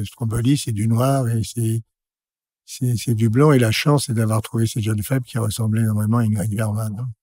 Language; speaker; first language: French; native; French